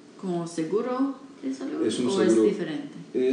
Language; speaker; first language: Spanish; non-native, learner; English